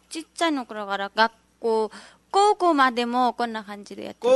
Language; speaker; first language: Japanese; non-native, learner; Nepali